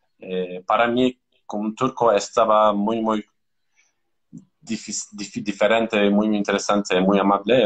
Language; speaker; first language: Spanish; non-native, learner; Turkish